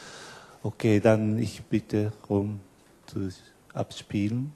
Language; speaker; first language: German; non-native, learner; Japanese